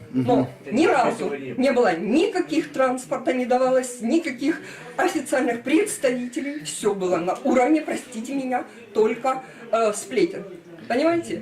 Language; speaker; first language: Russian; native; Russian